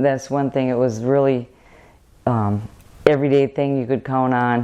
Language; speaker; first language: English; native; English